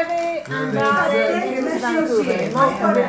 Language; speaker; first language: Italian; non-native, learner; English